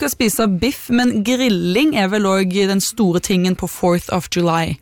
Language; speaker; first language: Norwegian; native; Norwegian